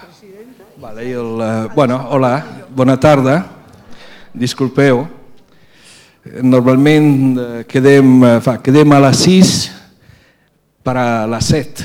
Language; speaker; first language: Catalan; non-native, fluent; Italian